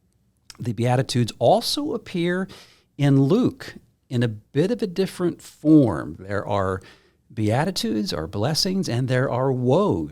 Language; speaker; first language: English; native; English